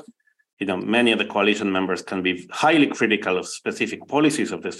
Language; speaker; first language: English; non-native, fluent; Spanish